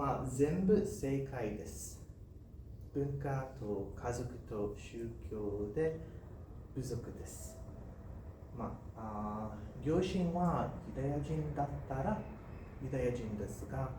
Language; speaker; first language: Japanese; non-native, learner; English